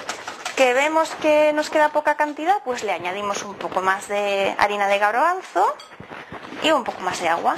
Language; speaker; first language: Spanish; native; Spanish